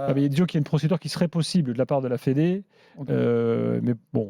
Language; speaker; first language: French; native; French